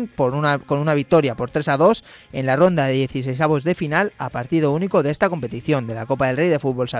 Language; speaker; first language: Spanish; native; Spanish